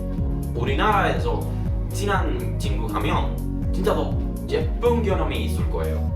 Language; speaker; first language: Korean; non-native, learner; Spanish